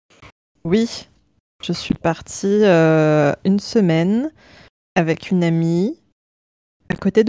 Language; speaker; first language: French; native; French